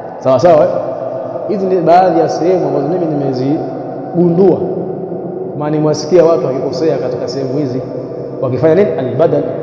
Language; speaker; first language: Swahili; native; Swahili